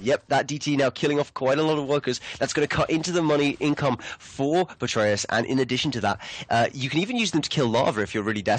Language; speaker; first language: English; native; English